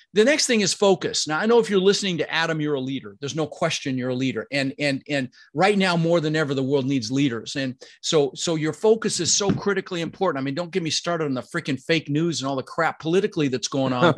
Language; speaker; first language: English; early bilingual, other home language; Dutch